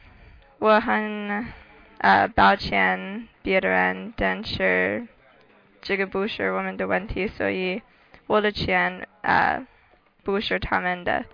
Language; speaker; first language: Chinese; non-native, learner; English